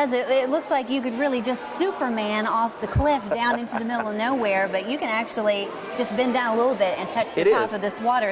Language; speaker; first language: English; native; English